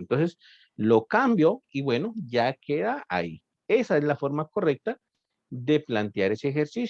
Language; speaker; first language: Spanish; native; Spanish